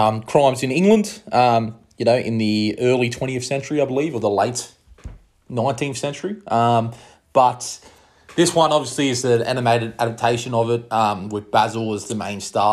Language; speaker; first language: English; native; English